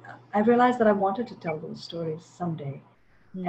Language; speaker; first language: English; non-native, local second language; Tamil